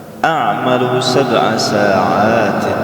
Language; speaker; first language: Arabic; non-native, fluent; Indonesian